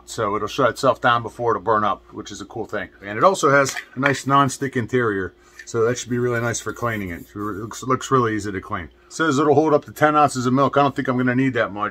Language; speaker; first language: English; native; English